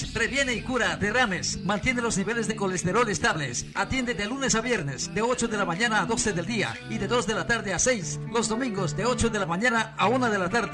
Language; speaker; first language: Spanish; native; Spanish